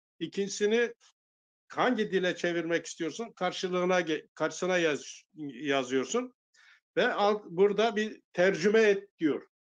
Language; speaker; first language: Turkish; non-native, local second language; Zaza